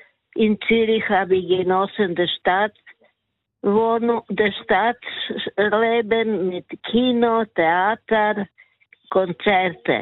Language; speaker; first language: German; non-native, learner; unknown